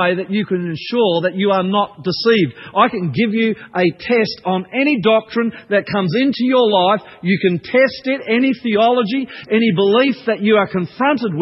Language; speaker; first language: English; native; English